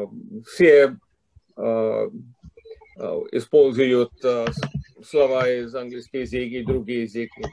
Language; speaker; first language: Russian; non-native, fluent; English